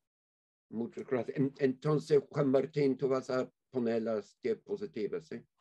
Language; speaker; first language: Spanish; non-native, fluent; English